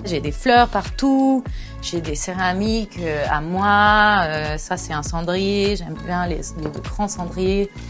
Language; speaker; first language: French; non-native, fluent; Portuguese